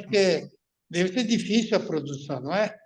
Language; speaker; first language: Portuguese; non-native, fluent; Japanese